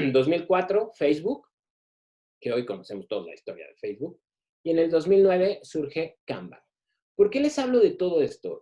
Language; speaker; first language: Spanish; native; Spanish